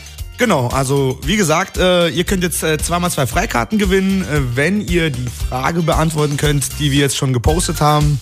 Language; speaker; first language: German; native; German